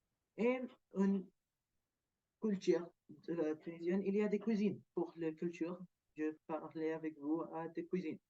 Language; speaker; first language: French; non-native, learner; Arabic